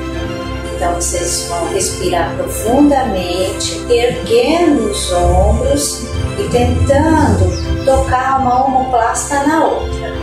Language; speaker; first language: Portuguese; native; Portuguese